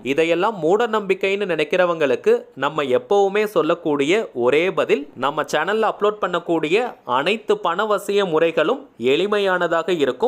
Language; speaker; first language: Tamil; native; Tamil